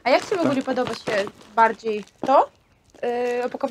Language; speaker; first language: Polish; non-native, fluent; Russian